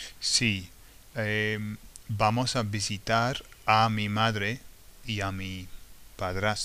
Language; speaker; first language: Spanish; non-native, fluent; English